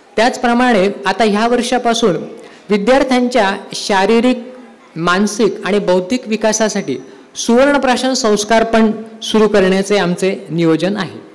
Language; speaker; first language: Marathi; native; Marathi